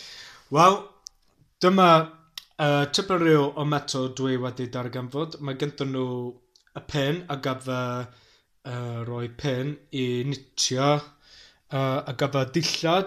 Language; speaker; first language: Welsh; non-native, learner; English